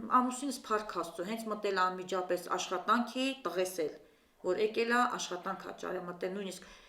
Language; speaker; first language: Armenian; native; Armenian